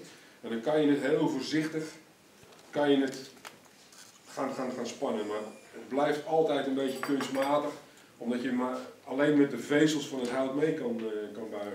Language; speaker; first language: Dutch; native; Dutch